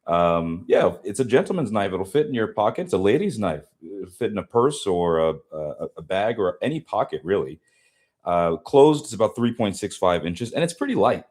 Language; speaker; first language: English; native; English